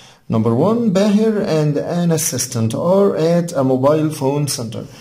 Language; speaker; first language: English; non-native, fluent; Arabic